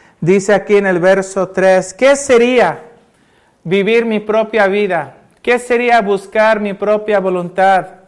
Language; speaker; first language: Spanish; early bilingual, heritage; Spanish